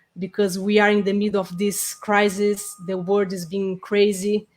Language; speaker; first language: English; non-native, fluent; Portuguese